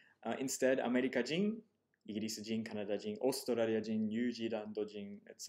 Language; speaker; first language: Japanese; non-native, fluent; English